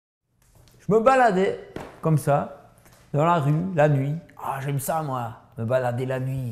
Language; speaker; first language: French; native; French